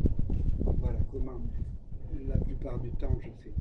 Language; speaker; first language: French; native; French